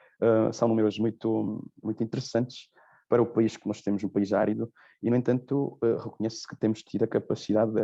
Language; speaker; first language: Portuguese; non-native, local second language; Kabuverdianu